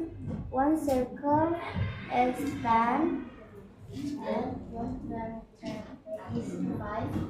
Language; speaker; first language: English; non-native, learner; Indonesian